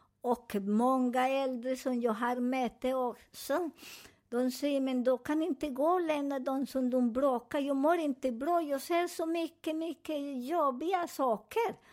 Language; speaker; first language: Swedish; non-native, fluent; Spanish